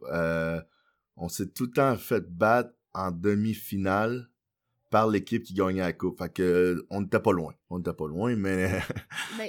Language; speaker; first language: French; early bilingual, other home language; Haitian Creole